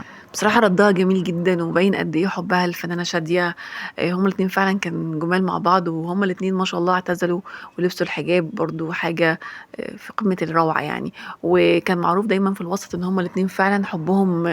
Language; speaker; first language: Arabic; native; Arabic